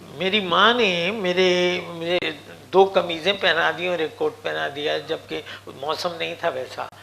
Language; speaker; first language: Hindi; non-native, local second language; Punjabi